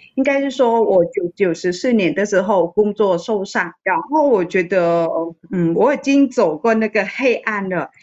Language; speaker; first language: Chinese; non-native, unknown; Vietnamese